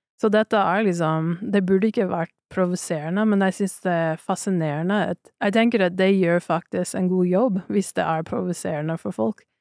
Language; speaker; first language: Norwegian; non-native, fluent; English